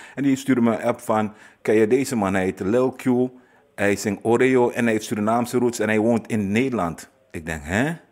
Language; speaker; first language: Dutch; native; Dutch